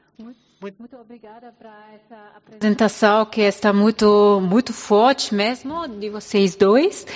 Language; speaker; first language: Portuguese; non-native, fluent; German